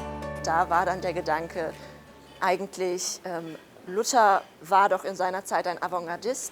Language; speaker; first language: German; native; German